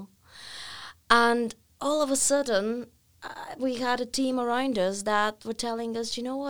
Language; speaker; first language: English; non-native, fluent; Bulgarian